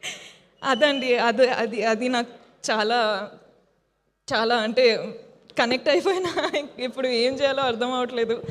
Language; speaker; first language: Telugu; non-native, fluent; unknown